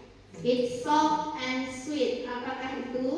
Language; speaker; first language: English; non-native, learner; Indonesian